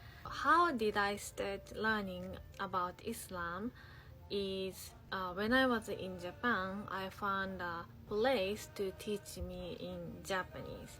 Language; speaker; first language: English; non-native, fluent; Japanese